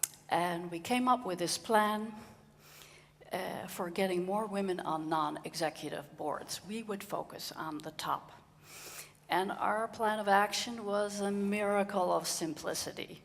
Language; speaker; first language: English; non-native, fluent; Dutch